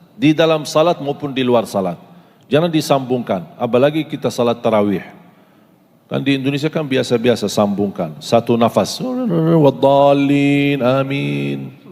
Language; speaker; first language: Indonesian; non-native, fluent; Arabic